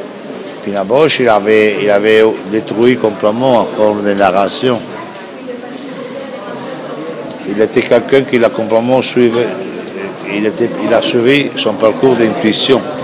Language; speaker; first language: French; non-native, fluent; Italian